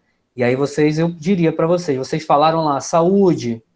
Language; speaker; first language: Portuguese; native; Portuguese